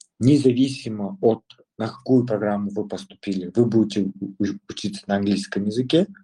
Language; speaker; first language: Russian; non-native, local second language; Kazakh